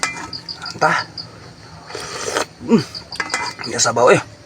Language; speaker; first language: Filipino; non-native, local second language; Cebuano